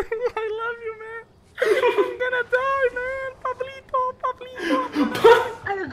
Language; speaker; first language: English; non-native, learner; Portuguese